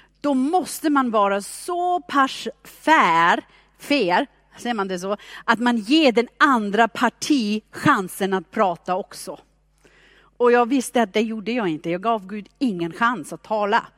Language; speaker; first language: Swedish; non-native, fluent; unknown